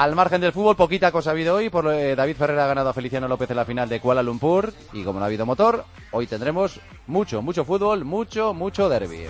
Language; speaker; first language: Spanish; native; Spanish